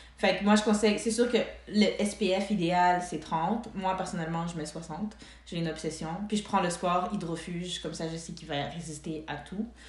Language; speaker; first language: French; early bilingual, other home language; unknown